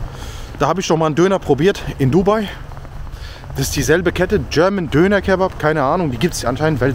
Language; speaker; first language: German; native; German